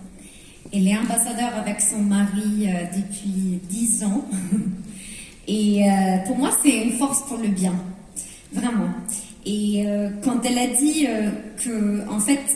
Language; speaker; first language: French; non-native, fluent; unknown